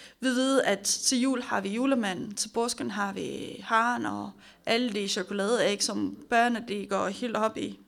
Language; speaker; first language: Danish; non-native, fluent; Romanian